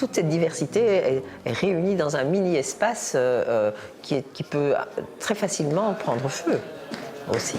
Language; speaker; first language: French; native; French